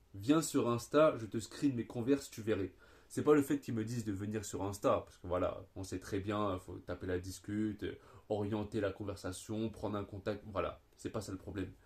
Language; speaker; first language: French; native; French